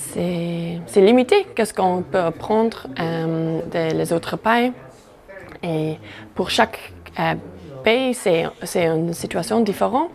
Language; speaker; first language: French; non-native, learner; English